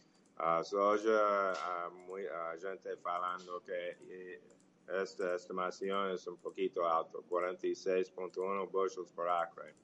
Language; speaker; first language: Portuguese; non-native, fluent; English